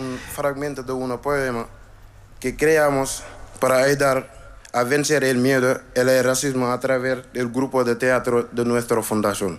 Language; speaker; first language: Spanish; non-native, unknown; Wolof